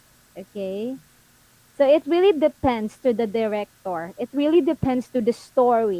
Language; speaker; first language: English; non-native, local second language; Filipino